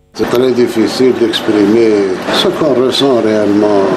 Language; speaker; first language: French; non-native, local second language; Arabic